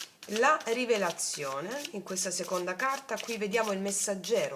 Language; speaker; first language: Italian; native; Italian